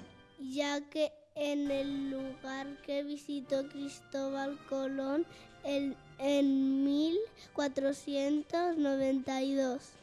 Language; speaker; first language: Spanish; native; Spanish